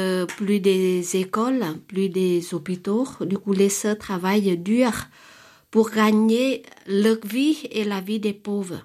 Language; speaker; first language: French; non-native, fluent; Vietnamese